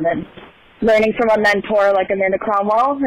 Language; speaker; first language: English; native; English